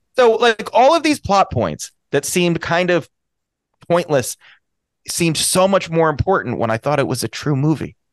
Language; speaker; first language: English; native; English